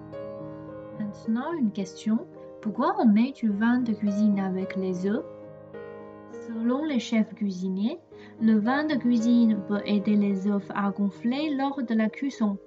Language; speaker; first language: French; non-native, fluent; Chinese